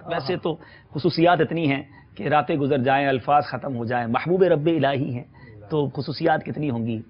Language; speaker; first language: Urdu; native; Urdu